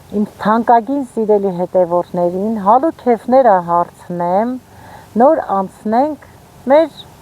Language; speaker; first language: Armenian; native; Armenian